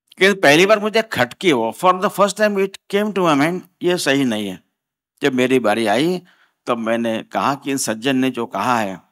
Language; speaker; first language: Hindi; non-native, local second language; Marathi